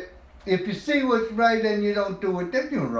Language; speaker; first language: English; native; English